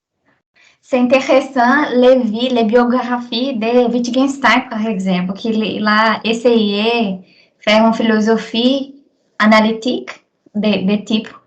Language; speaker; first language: French; non-native, learner; Portuguese